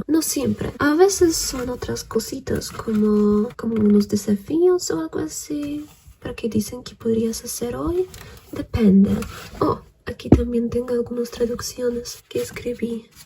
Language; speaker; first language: Spanish; non-native, fluent; Polish